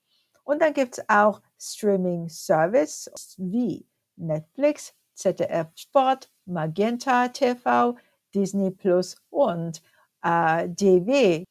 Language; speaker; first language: German; non-native, fluent; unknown